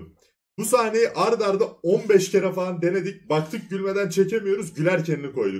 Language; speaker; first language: Turkish; native; Turkish